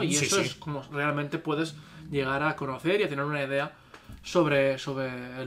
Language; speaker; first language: Spanish; native; Spanish